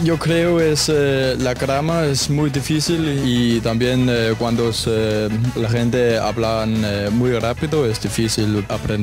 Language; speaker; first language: Spanish; non-native, learner; Danish